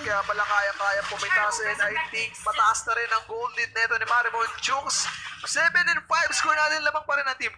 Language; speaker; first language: Filipino; native; Filipino